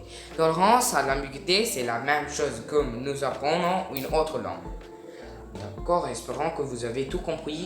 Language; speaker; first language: French; non-native, learner; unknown